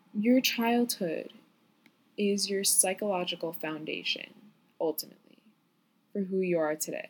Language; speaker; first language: English; native; English